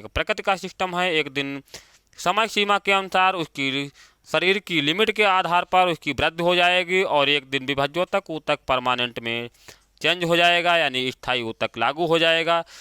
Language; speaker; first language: Hindi; native; Hindi